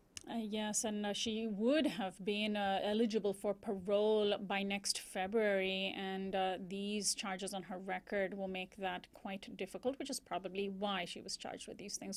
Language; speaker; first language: English; native; English